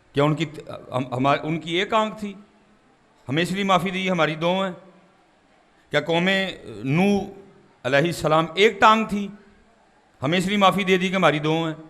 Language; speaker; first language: Urdu; non-native, local second language; Punjabi